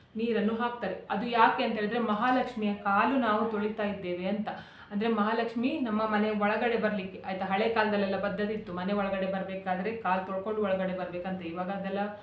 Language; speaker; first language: Kannada; native; Kannada